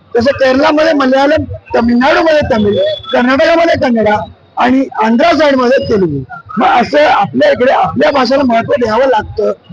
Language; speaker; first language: Marathi; non-native, local second language; Malayalam